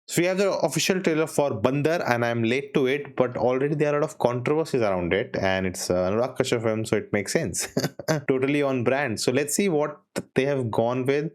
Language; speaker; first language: English; non-native, local second language; Hindi